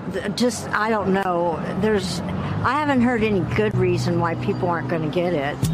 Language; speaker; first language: English; early bilingual, other home language; Armenian